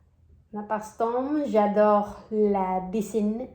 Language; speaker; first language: French; non-native, learner; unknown